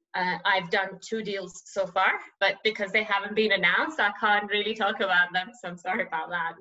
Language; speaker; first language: English; non-native, fluent; Persian